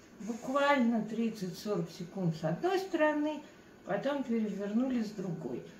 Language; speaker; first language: Russian; native; Russian